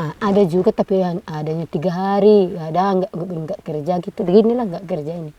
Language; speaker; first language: Indonesian; non-native, local second language; Batak Toba